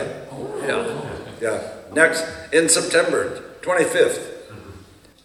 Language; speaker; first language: German; early bilingual, heritage; Low German